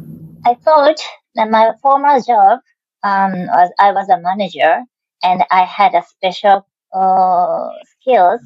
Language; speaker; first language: English; non-native, learner; Japanese